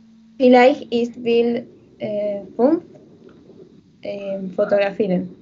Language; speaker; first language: German; non-native, learner; Spanish